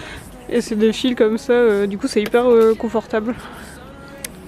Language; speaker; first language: French; native; French